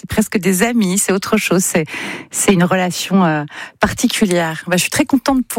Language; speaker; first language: French; native; French